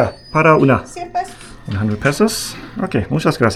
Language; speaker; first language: Spanish; non-native, learner; German